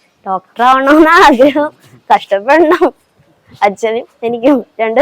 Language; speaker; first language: Malayalam; non-native, local second language; Hindi